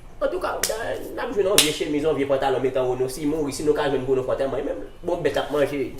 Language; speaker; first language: Haitian Creole; native; Haitian Creole